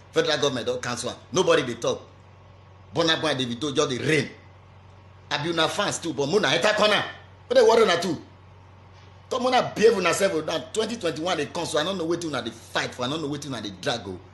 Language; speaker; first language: Nigerian Pidgin; native; Nigerian Pidgin